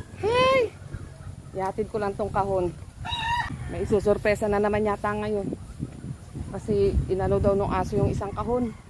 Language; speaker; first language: Filipino; native; Filipino